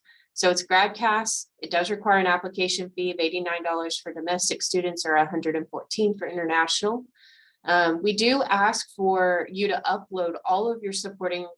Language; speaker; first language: English; native; English